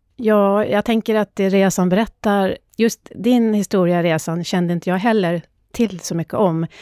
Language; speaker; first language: Swedish; native; Swedish